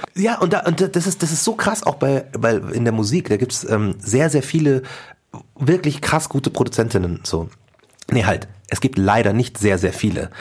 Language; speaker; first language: German; native; German